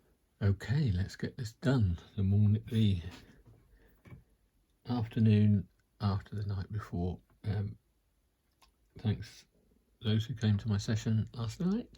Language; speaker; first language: English; native; English